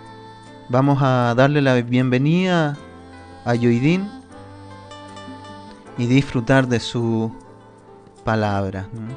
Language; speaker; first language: Spanish; native; Spanish